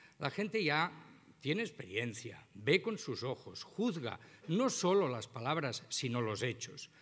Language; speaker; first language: Spanish; non-native, local second language; Catalan